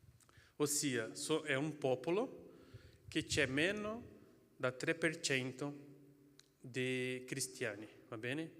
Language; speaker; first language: Italian; non-native, fluent; Portuguese